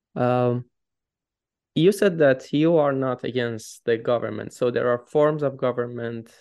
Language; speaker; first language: English; non-native, fluent; Persian